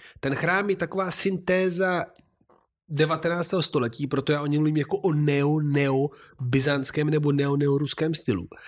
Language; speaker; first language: Czech; non-native, fluent; Italian